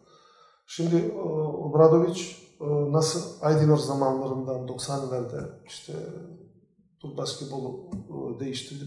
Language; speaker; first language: Turkish; non-native, fluent; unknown